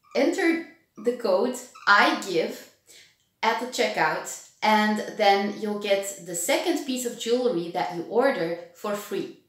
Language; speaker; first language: English; non-native, fluent; Dutch